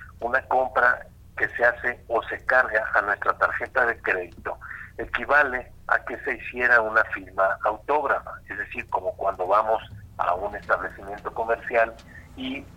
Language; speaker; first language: Spanish; native; Spanish